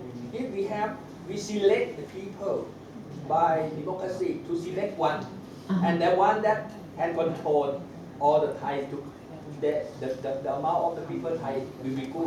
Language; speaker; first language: English; non-native, learner; Thai